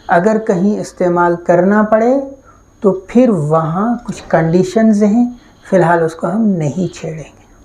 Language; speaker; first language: Urdu; native; Urdu